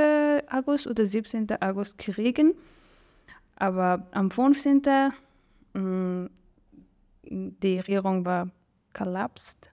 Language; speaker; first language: German; non-native, learner; Persian